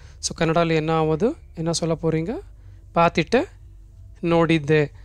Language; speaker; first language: Tamil; non-native, local second language; Kannada